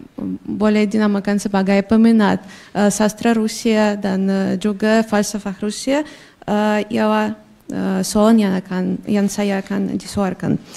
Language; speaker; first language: Indonesian; non-native, fluent; Russian